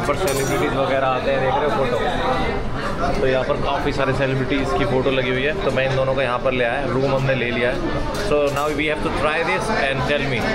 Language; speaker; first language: Hindi; native; Hindi